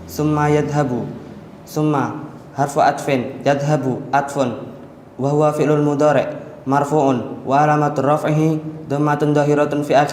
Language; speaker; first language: Arabic; non-native, learner; Indonesian